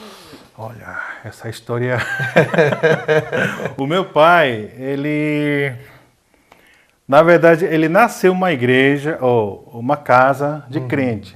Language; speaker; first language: Portuguese; non-native, fluent; Korean